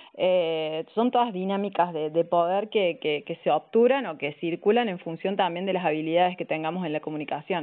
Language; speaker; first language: Spanish; native; Spanish